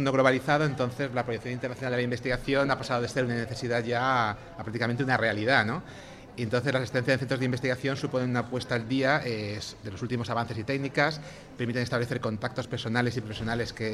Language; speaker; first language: Spanish; native; Spanish